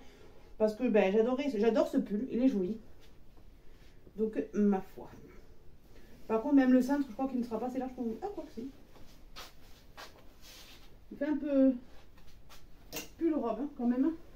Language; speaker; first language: French; native; French